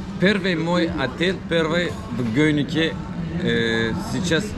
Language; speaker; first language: Russian; non-native, learner; Turkish